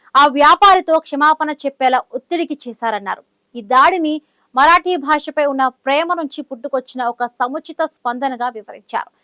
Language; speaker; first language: Telugu; native; Telugu